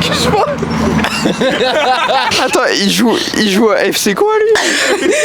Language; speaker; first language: French; native; French